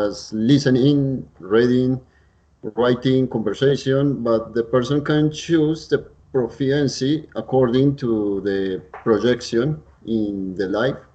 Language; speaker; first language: English; non-native, learner; Spanish